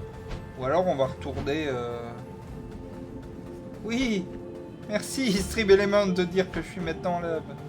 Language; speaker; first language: French; native; French